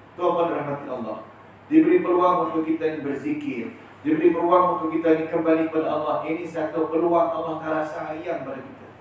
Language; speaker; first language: Malay; early bilingual, heritage; Malay